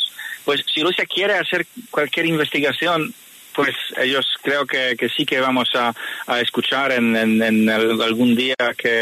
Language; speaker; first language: Spanish; non-native, fluent; Polish